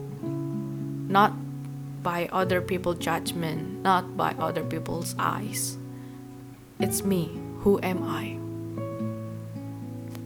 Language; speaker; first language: English; non-native, fluent; Indonesian